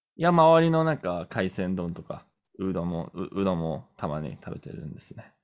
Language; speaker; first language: Japanese; non-native, fluent; English